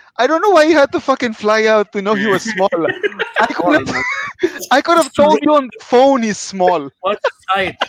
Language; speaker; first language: English; non-native, local second language; Filipino